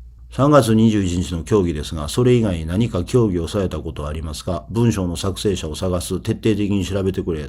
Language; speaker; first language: Japanese; native; Japanese